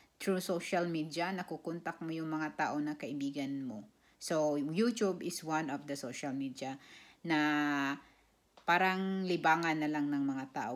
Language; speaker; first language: Filipino; non-native, local second language; Cebuano